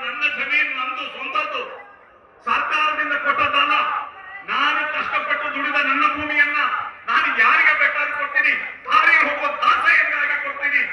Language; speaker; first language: Kannada; non-native, local second language; Urdu